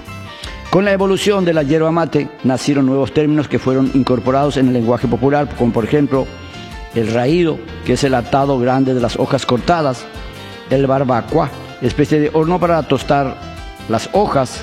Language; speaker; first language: Spanish; native; Spanish